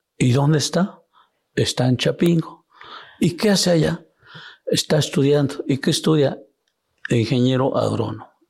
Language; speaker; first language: Spanish; non-native, local second language; Zapotec